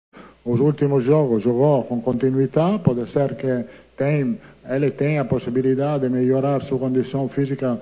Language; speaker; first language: Portuguese; non-native, learner; Italian